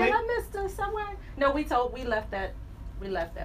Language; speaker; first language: English; native; English